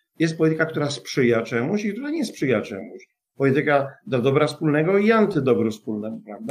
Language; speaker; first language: Polish; native; Polish